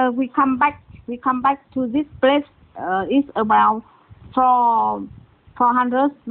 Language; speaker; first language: English; non-native, learner; Vietnamese